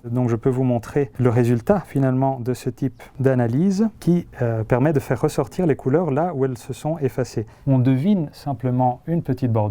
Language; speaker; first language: French; non-native, fluent; Italian